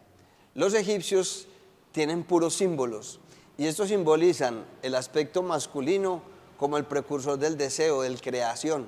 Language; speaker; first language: Spanish; native; Spanish